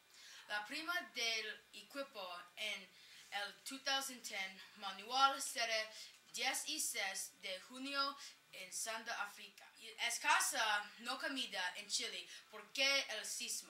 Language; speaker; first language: Spanish; non-native, learner; English